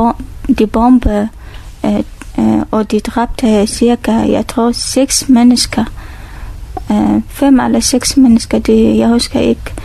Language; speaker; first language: Danish; non-native, learner; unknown